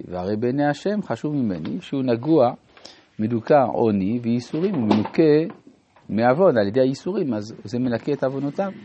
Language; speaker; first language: Hebrew; non-native, fluent; French